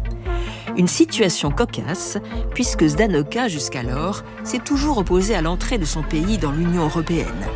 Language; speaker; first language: French; native; French